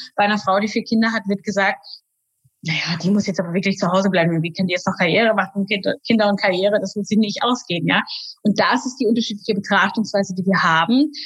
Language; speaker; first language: German; native; German